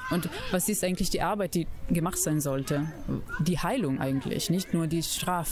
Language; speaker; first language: German; non-native, fluent; Italian